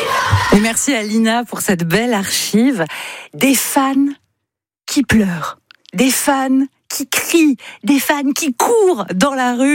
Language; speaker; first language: French; native; French